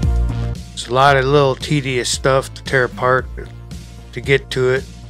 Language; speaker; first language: English; native; English